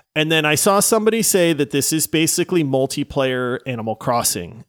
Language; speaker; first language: English; native; English